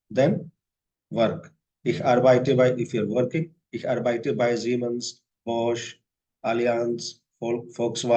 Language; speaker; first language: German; non-native, fluent; Hindi